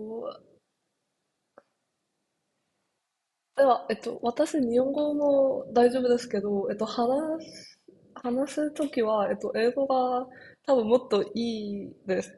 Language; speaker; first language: Japanese; non-native, learner; Vietnamese